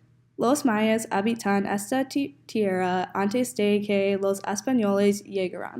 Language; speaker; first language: Spanish; non-native, learner; English